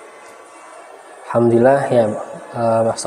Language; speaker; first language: Indonesian; native; Indonesian